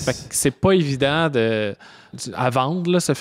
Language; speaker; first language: French; native; French